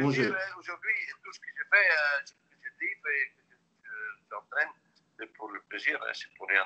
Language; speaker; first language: French; non-native, local second language; Dutch